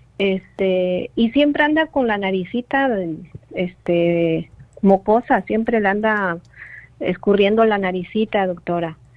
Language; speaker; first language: Spanish; native; Spanish